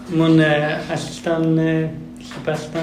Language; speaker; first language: French; non-native, learner; Persian